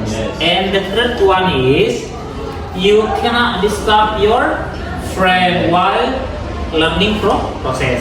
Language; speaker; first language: English; non-native, fluent; Indonesian